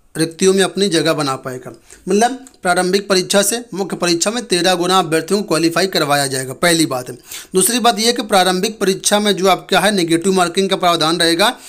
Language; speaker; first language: Hindi; native; Hindi